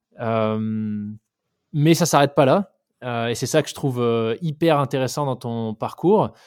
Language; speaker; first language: French; native; French